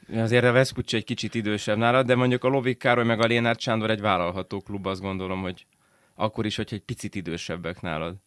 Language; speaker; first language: Hungarian; native; Hungarian